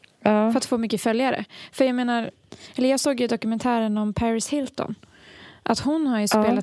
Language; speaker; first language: Swedish; native; Swedish